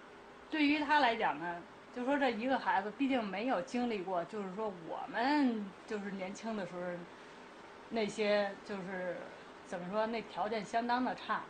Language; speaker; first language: Chinese; native; Chinese